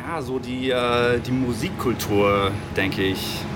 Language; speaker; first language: German; non-native, learner; English